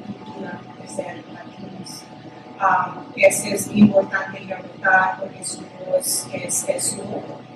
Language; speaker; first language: Spanish; early bilingual, other home language; English